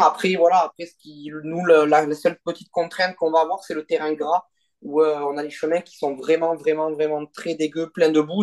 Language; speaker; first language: French; native; French